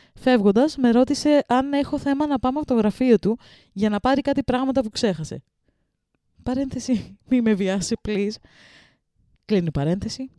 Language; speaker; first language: Greek; early bilingual, other home language; Russian